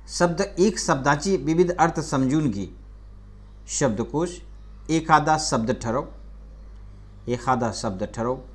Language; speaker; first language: Marathi; non-native, local second language; Hindi